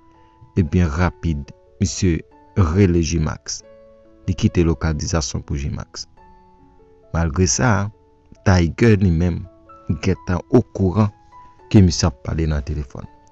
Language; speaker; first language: French; non-native, local second language; Haitian Creole